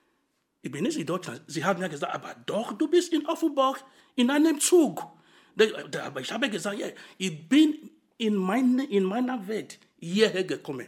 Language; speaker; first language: German; non-native, fluent; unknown